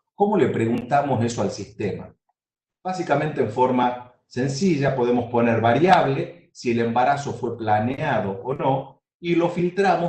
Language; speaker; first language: Spanish; native; Spanish